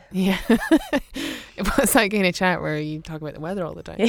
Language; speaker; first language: English; native; English